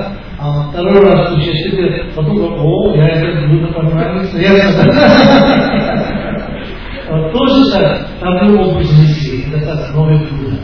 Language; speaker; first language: Russian; non-native, learner; Tibetan